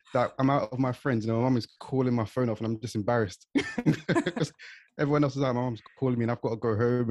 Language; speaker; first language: English; native; English